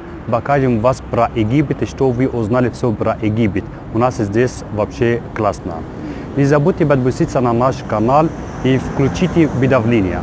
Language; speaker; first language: Russian; non-native, learner; Arabic